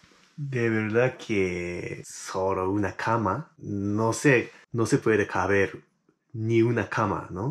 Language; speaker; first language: Spanish; non-native, fluent; Japanese